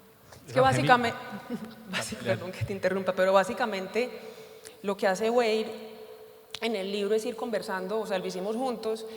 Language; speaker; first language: Spanish; native; Spanish